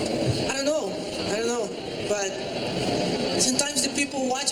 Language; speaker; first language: English; non-native, learner; Portuguese